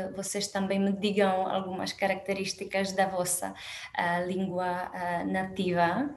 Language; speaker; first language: Portuguese; non-native, fluent; Czech